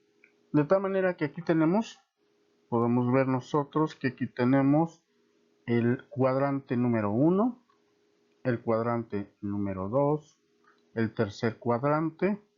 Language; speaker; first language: Spanish; native; Spanish